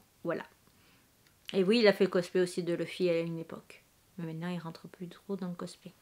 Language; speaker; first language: French; native; French